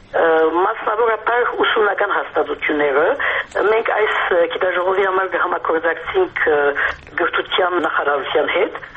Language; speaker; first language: Armenian; early bilingual, heritage; Armenian